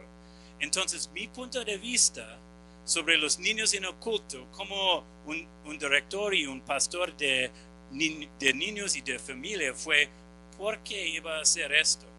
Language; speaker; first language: Spanish; non-native, fluent; English